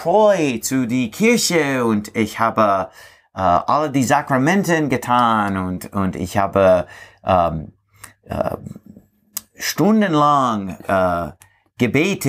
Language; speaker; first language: German; non-native, fluent; English